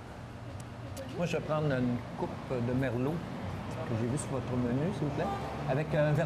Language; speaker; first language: French; native; French